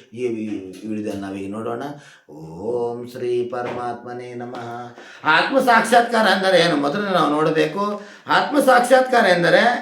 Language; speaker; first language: Kannada; non-native, local second language; Hindi